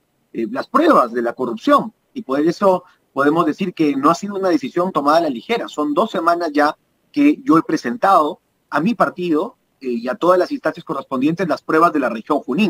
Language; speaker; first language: Spanish; native; Spanish